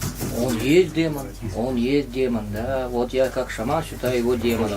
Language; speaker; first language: Russian; native; Russian